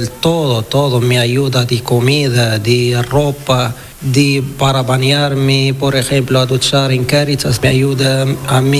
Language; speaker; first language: Spanish; non-native, learner; Arabic